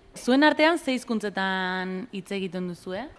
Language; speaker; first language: Basque; native; Basque